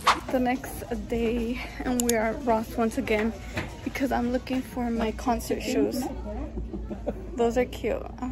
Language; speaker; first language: English; early bilingual, other home language; Spanish